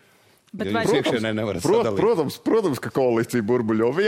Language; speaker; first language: Latvian; native; Latvian